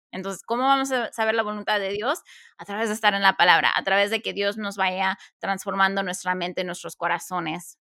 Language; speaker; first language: Spanish; early bilingual, heritage; Spanish